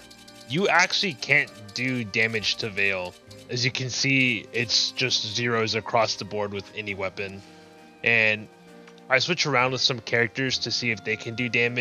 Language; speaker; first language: English; native; English